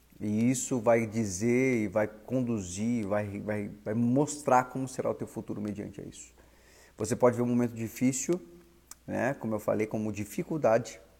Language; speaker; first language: Portuguese; native; Portuguese